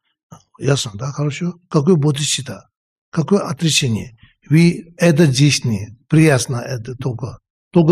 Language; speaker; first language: Russian; non-native, learner; Tibetan